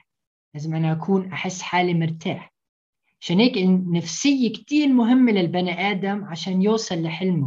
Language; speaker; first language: Arabic; early bilingual, heritage; Arabic